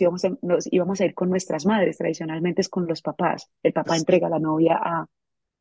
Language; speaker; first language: Spanish; native; Spanish